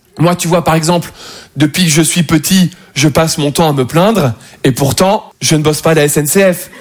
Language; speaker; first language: French; native; French